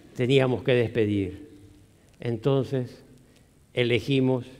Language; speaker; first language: Spanish; native; Spanish